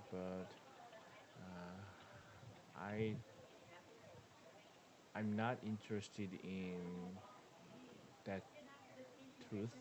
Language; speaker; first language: English; non-native, learner; Korean